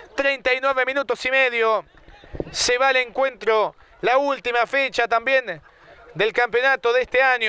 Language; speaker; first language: Spanish; native; Spanish